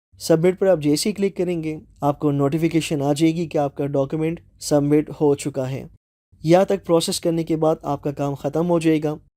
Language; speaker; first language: Urdu; non-native, local second language; Punjabi